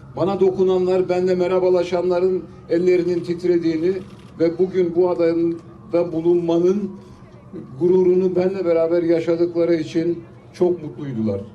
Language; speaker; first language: Turkish; native; Turkish